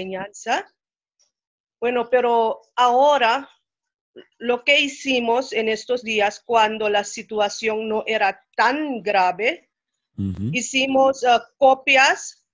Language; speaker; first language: Spanish; non-native, fluent; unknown